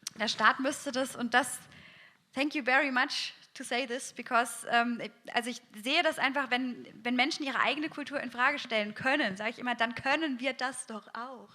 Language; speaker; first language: German; native; German